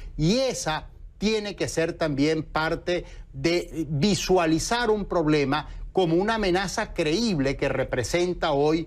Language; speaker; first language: Spanish; native; Spanish